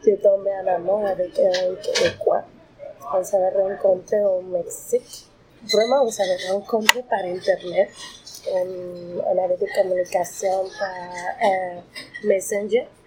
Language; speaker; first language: French; non-native, fluent; Spanish